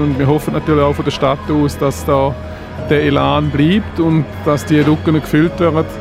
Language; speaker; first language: German; native; German